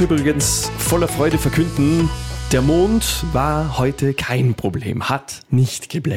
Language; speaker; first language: German; native; German